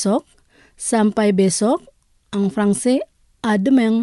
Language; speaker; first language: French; non-native, fluent; Indonesian